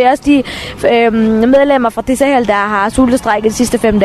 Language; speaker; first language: Danish; early bilingual, other home language; Tamil